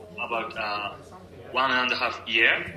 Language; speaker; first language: English; non-native, learner; Japanese